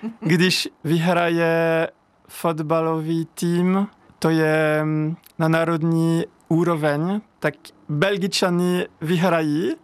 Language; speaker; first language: Czech; non-native, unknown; French